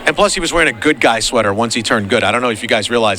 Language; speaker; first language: English; native; English